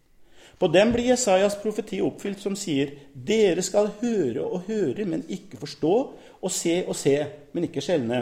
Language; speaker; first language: Norwegian; native; Norwegian